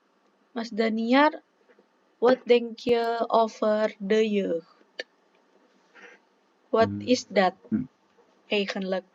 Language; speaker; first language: Dutch; non-native, fluent; Indonesian